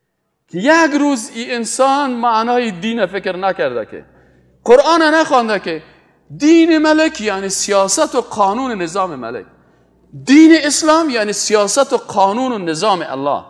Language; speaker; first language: Persian; native; Persian